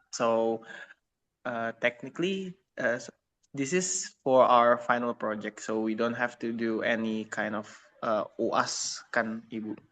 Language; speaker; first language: English; non-native, fluent; Indonesian